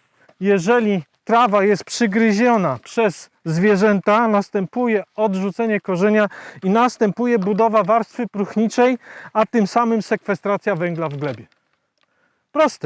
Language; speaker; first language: Polish; native; Polish